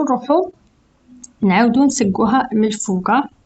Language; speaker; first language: Arabic; native; Arabic